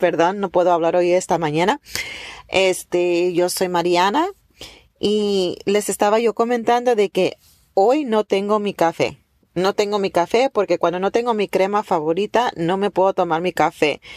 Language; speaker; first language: Spanish; early bilingual, heritage; Spanish